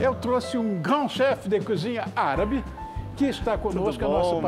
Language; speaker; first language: Portuguese; native; Portuguese